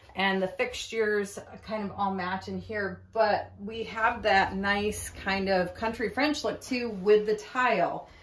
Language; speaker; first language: English; native; English